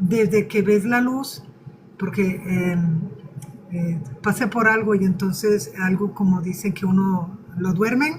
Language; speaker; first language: Spanish; early bilingual, other home language; Portuguese